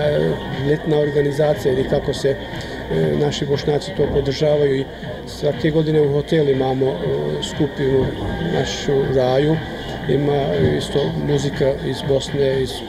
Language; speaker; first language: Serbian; early bilingual, heritage; Croatian